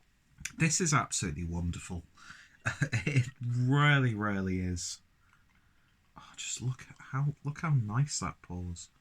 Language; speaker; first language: English; native; English